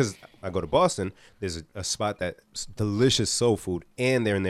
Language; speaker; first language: English; native; English